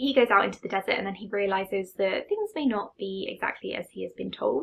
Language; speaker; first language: English; native; English